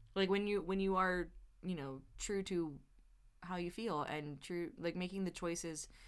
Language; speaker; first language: English; native; English